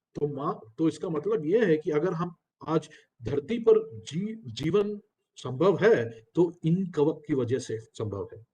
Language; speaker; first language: Hindi; non-native, local second language; Telugu